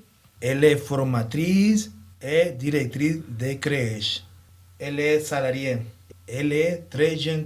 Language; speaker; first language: French; non-native, learner; Spanish